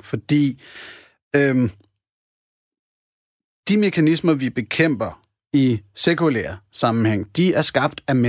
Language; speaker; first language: Danish; native; Danish